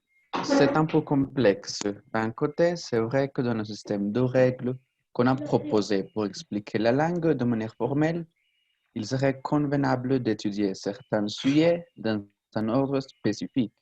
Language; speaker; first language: French; non-native, learner; Spanish